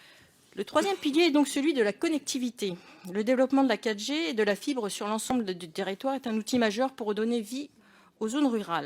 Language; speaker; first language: French; native; French